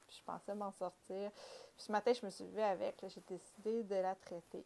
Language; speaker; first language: French; native; French